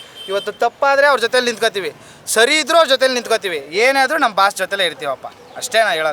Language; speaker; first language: Kannada; native; Kannada